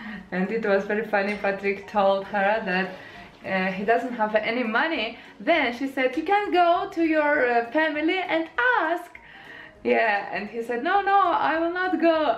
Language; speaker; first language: English; non-native, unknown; Lithuanian